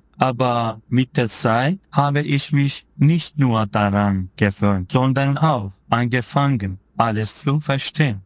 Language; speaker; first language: German; non-native, fluent; Turkish